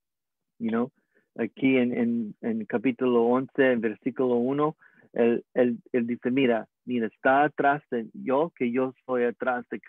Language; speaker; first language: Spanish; early bilingual, heritage; English